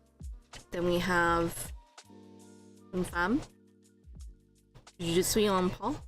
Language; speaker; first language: French; non-native, learner; English